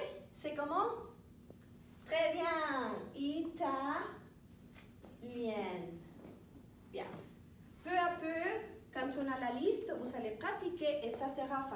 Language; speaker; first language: French; non-native, fluent; Spanish